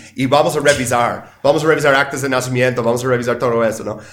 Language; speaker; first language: Spanish; non-native, fluent; English